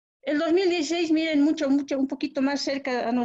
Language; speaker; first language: Spanish; native; Spanish